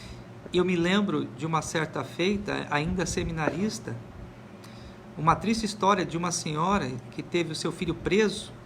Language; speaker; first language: Portuguese; native; Portuguese